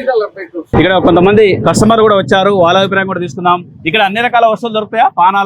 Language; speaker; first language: Telugu; native; Telugu